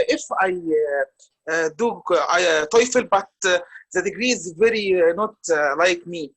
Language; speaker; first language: English; non-native, learner; Arabic